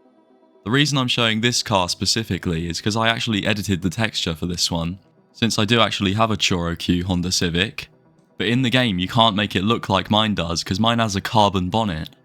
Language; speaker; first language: English; native; English